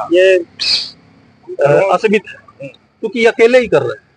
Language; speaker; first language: Hindi; native; Hindi